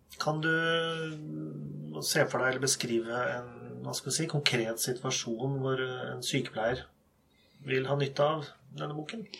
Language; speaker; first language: Norwegian; native; Norwegian